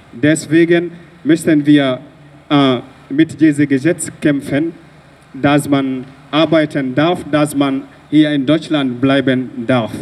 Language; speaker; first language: German; non-native, fluent; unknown